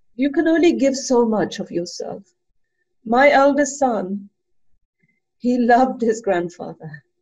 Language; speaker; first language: English; early bilingual, other home language; Punjabi